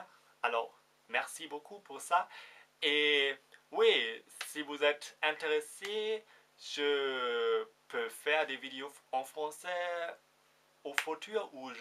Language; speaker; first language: French; non-native, fluent; German